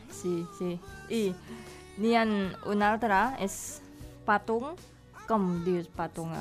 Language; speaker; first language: Catalan; non-native, learner; Indonesian